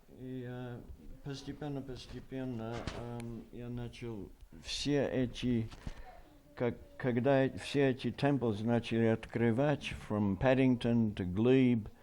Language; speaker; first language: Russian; early bilingual, heritage; Russian